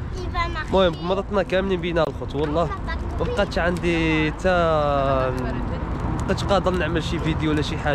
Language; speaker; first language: Arabic; native; Arabic